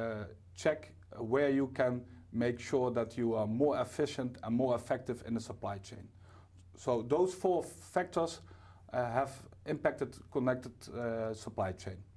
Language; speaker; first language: English; non-native, fluent; Dutch